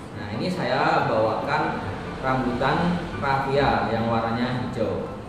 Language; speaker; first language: Indonesian; native; Indonesian